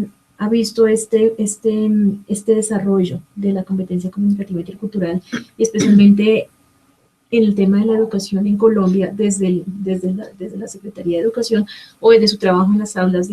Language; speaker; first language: Spanish; native; Spanish